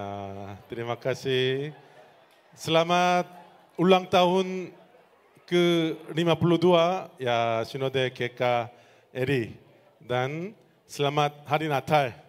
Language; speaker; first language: Indonesian; non-native, learner; Korean